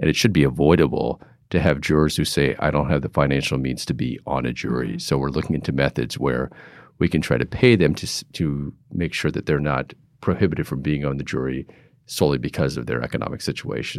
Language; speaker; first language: English; native; English